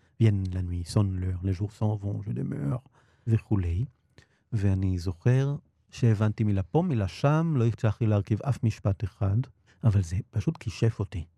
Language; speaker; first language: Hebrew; native; Hebrew